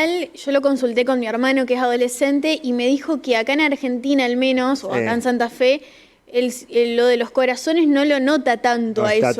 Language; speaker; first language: Spanish; native; Spanish